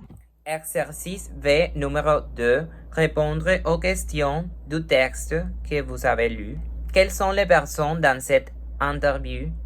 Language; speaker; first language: French; non-native, learner; Spanish